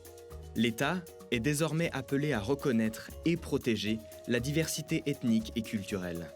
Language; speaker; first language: French; native; French